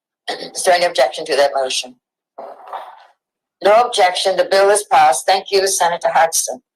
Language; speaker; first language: English; native; English